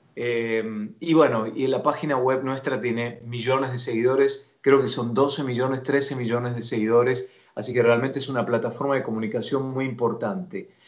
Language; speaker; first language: Spanish; native; Spanish